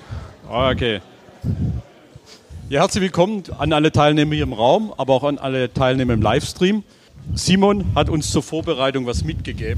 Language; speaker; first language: German; native; German